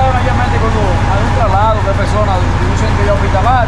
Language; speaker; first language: Spanish; native; Spanish